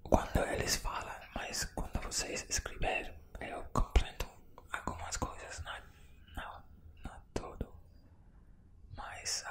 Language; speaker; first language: Portuguese; non-native, learner; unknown